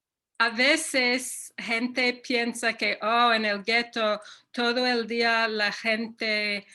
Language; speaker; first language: Spanish; non-native, fluent; English